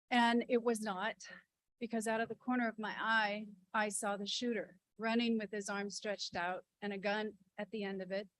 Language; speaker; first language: English; native; English